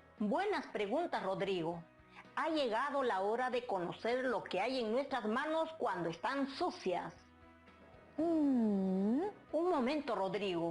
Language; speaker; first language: Spanish; native; Spanish